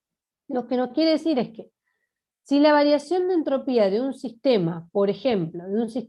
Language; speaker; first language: Spanish; native; Spanish